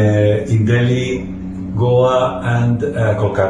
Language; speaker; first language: English; non-native, learner; Spanish